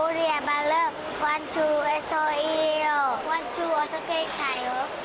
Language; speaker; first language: Korean; non-native, learner; Vietnamese